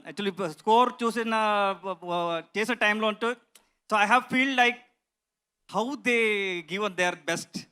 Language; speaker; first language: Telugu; non-native, learner; Kannada